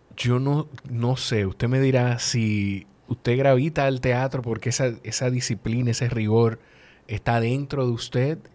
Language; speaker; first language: Spanish; native; Spanish